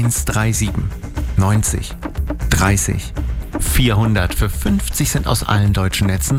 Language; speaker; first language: German; native; German